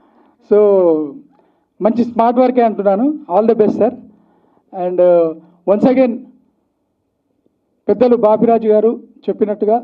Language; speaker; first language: Telugu; native; Telugu